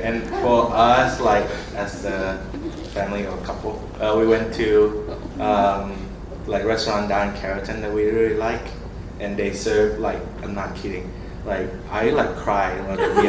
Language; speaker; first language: English; non-native, fluent; Thai